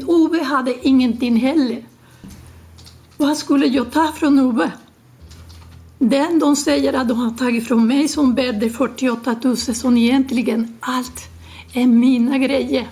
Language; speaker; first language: Swedish; non-native, learner; Spanish